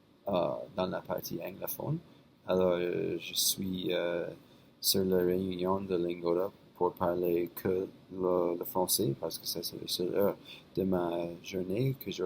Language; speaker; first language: French; non-native, fluent; English